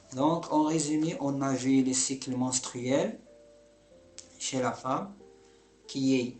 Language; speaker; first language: French; non-native, local second language; Arabic